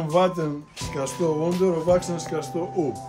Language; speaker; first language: Swedish; non-native, fluent; Portuguese